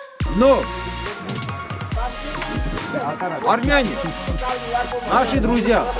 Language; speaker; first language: Russian; non-native, local second language; Armenian